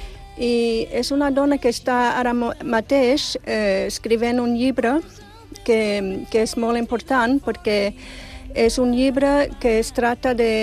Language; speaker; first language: Catalan; non-native, fluent; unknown